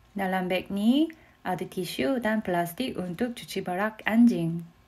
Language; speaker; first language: Malay; non-native, learner; Korean